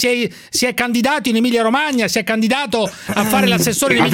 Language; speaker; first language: Italian; native; Italian